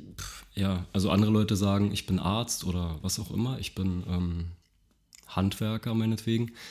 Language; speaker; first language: German; native; German